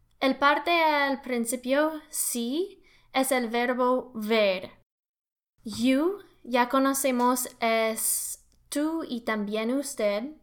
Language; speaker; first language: Spanish; non-native, learner; English